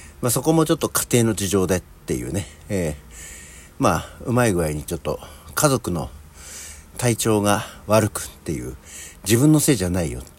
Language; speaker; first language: Japanese; native; Japanese